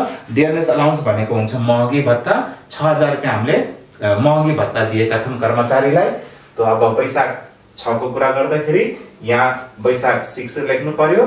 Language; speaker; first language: Nepali; native; Nepali